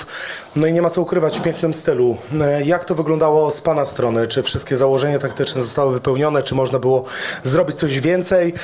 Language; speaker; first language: Polish; native; Polish